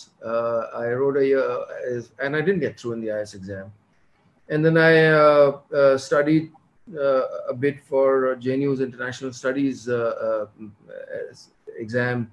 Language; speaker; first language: English; non-native, local second language; Hindi